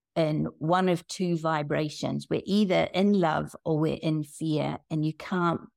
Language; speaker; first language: English; native; English